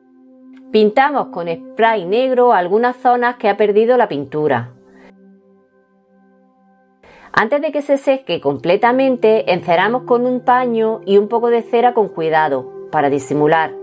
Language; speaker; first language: Spanish; native; Spanish